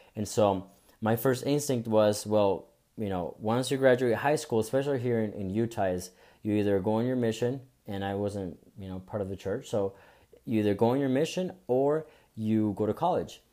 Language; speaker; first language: English; early bilingual, other home language; Spanish